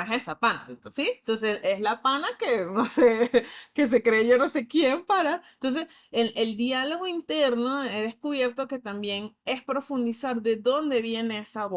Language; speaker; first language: Spanish; native; Spanish